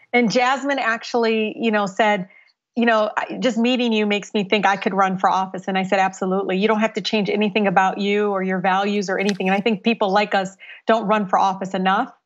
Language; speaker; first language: English; native; English